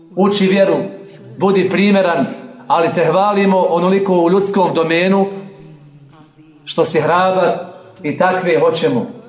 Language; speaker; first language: Croatian; native; Croatian